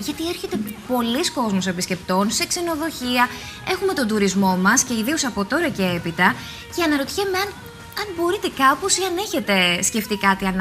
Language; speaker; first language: Greek; native; Greek